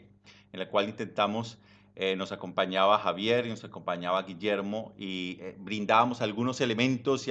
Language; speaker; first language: Spanish; native; Spanish